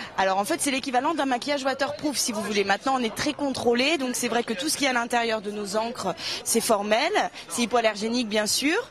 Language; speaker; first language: French; native; French